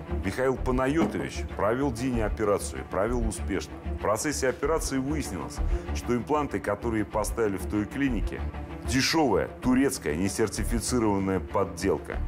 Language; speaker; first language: Russian; native; Russian